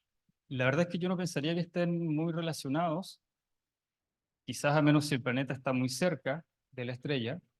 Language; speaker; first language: Spanish; native; Spanish